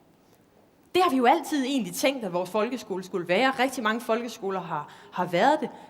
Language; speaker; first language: Danish; native; Danish